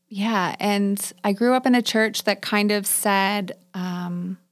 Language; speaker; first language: English; native; English